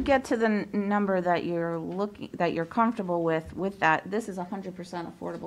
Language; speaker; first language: English; native; English